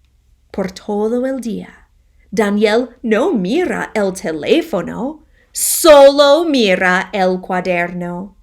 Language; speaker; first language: Spanish; non-native, fluent; English